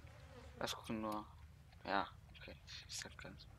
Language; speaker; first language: German; early bilingual, other home language; Polish